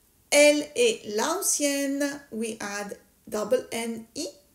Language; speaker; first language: French; native; French